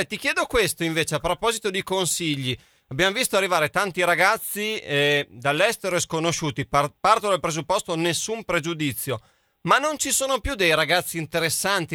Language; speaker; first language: Italian; native; Italian